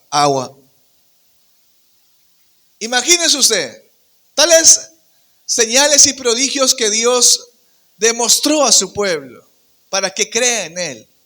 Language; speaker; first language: Spanish; native; Spanish